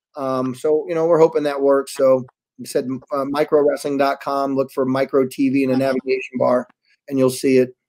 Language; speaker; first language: English; native; English